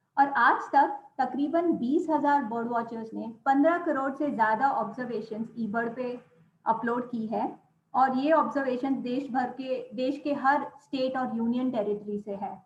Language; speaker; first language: Hindi; non-native, local second language; Gujarati